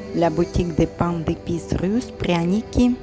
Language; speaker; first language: French; non-native, fluent; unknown